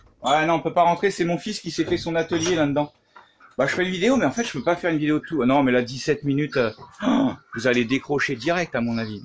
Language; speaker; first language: French; native; French